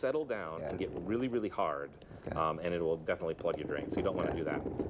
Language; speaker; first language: English; native; English